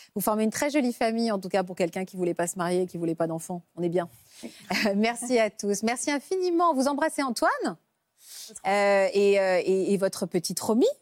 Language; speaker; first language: French; native; French